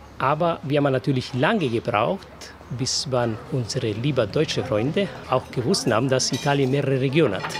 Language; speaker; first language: German; non-native, fluent; Italian